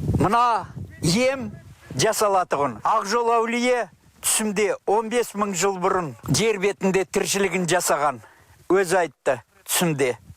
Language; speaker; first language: Kazakh; native; Kazakh